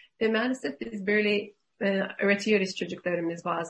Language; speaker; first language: Turkish; non-native, learner; English